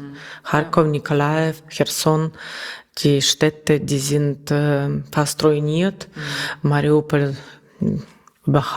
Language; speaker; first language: German; non-native, learner; Russian